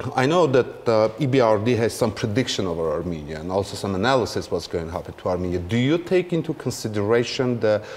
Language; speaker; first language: English; non-native, fluent; Armenian